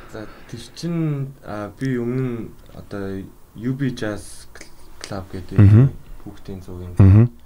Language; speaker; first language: Mongolian; early bilingual, heritage; Mongolian